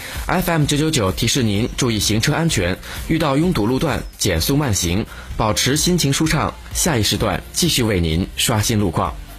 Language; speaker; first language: Chinese; native; Chinese